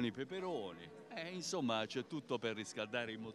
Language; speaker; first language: Italian; native; Italian